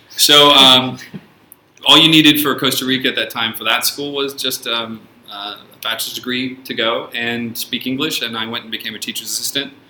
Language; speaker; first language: English; native; English